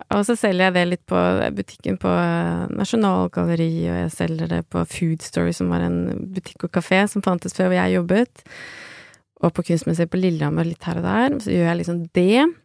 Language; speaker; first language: Norwegian; native; Norwegian